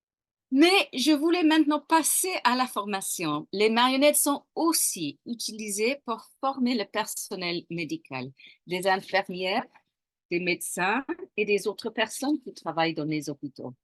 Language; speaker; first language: French; non-native, fluent; English